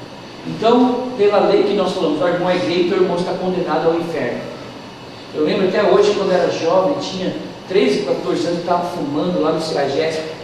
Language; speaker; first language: Portuguese; native; Portuguese